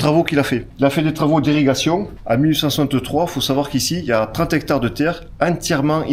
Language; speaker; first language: French; native; French